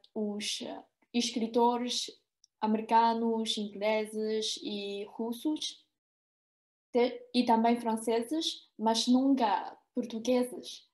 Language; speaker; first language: Portuguese; non-native, fluent; Chinese